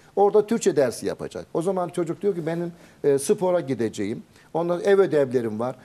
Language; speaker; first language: Turkish; native; Turkish